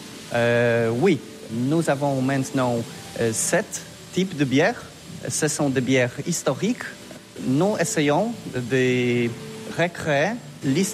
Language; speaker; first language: French; non-native, learner; Polish